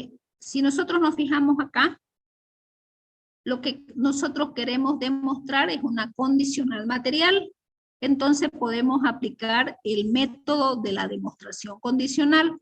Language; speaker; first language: Spanish; native; Spanish